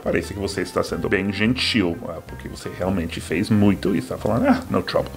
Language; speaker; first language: Portuguese; non-native, fluent; English